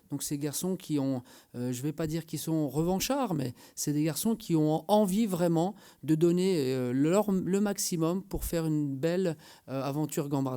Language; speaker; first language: French; native; French